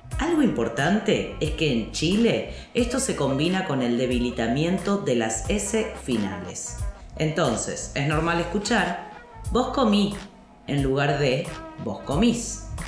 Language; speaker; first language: Spanish; native; Spanish